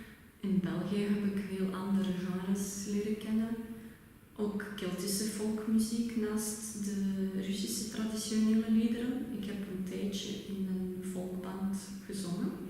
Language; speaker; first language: Dutch; non-native, fluent; Russian